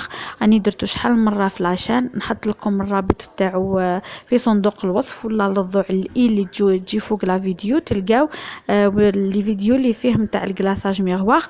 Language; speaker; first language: Arabic; native; Arabic